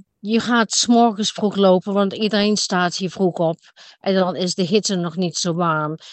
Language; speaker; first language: Dutch; native; Dutch